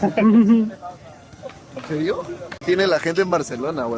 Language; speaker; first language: Spanish; native; Spanish